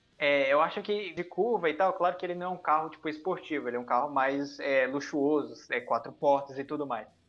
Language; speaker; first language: Portuguese; early bilingual, heritage; Portuguese